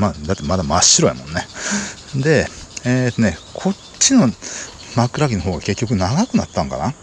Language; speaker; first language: Japanese; native; Japanese